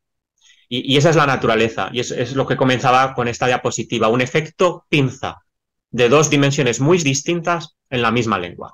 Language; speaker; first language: Spanish; native; Spanish